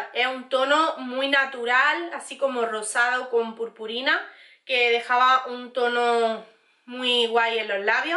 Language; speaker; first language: Spanish; native; Spanish